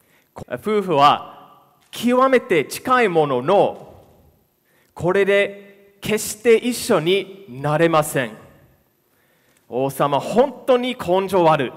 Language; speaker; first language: Japanese; non-native, fluent; English